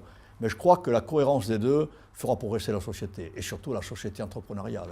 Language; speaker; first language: French; native; French